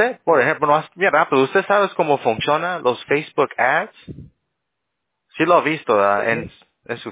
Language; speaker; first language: Spanish; early bilingual, heritage; Spanish